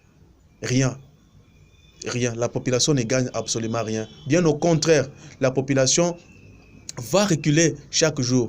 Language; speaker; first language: French; non-native, local second language; Luba-Lulua